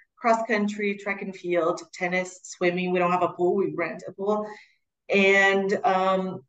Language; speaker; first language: English; non-native, fluent; Portuguese